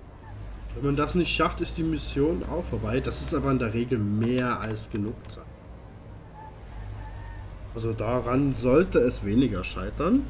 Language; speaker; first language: German; native; German